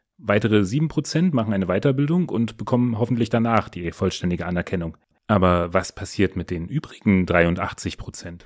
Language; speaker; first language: German; native; German